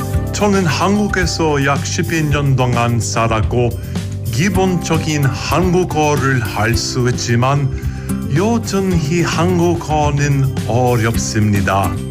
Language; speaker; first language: Korean; non-native, learner; English